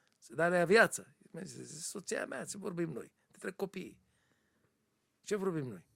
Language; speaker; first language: Romanian; non-native, learner; Hebrew